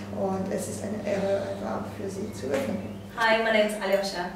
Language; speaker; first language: German; non-native, learner; French